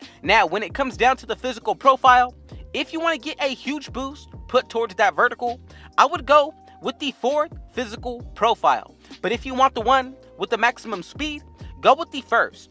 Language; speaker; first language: English; native; English